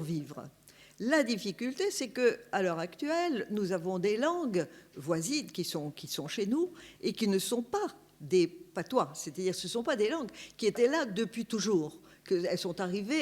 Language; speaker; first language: French; native; French